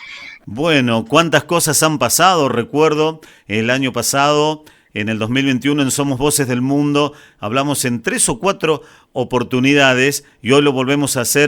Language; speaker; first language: Spanish; native; Spanish